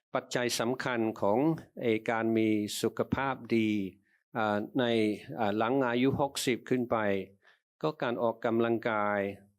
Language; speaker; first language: Thai; native; Thai